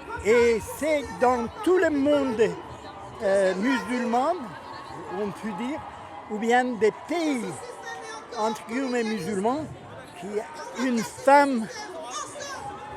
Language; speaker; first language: French; non-native, fluent; Persian